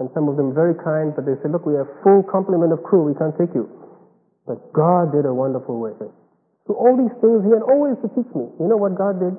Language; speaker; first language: English; non-native, fluent; Chinese